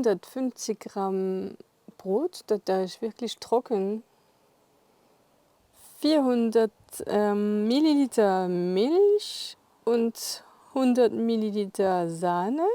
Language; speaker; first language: German; non-native, fluent; French